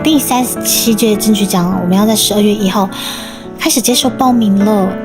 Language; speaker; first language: Chinese; native; Chinese